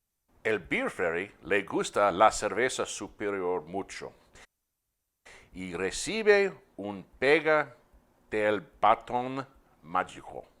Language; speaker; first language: Spanish; non-native, learner; English